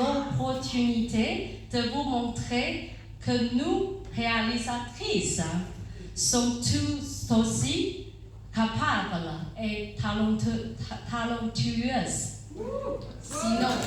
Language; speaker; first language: French; non-native, fluent; Chinese